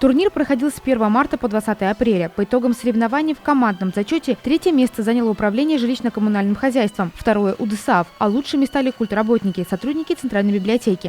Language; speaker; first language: Russian; native; Russian